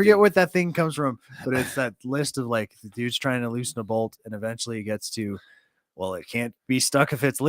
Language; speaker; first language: English; native; English